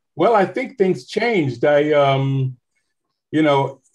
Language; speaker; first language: English; native; English